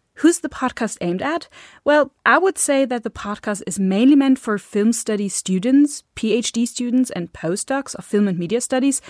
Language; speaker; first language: English; non-native, fluent; German